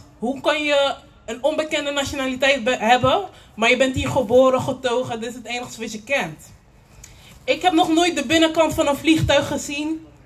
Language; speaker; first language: Dutch; native; Dutch